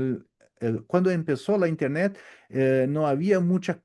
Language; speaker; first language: Spanish; non-native, learner; Portuguese